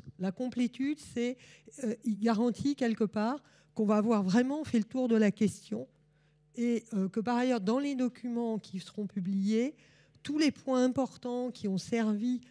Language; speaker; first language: French; native; French